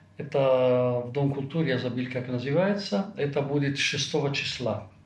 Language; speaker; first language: Russian; non-native, fluent; Italian